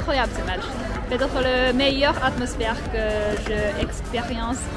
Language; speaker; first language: French; non-native, fluent; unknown